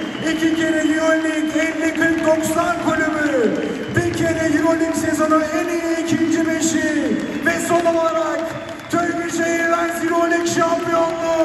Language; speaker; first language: Turkish; native; Turkish